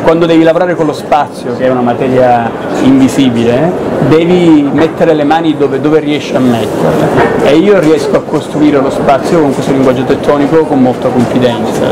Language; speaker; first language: Italian; native; Italian